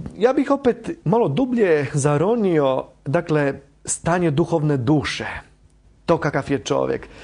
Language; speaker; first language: Croatian; non-native, fluent; Polish